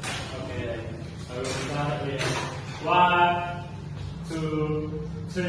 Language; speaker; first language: English; non-native, learner; Indonesian